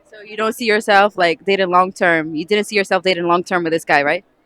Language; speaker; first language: English; non-native, fluent; Arabic